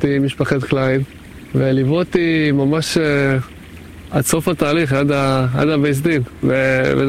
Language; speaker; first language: Hebrew; non-native, fluent; Hungarian